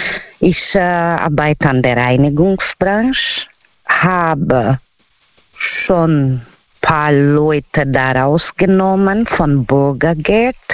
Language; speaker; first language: German; non-native, learner; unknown